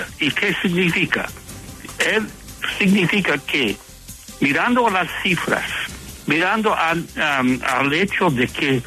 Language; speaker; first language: Spanish; non-native, fluent; English